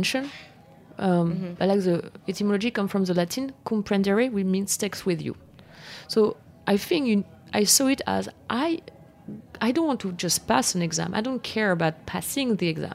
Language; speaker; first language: English; non-native, fluent; French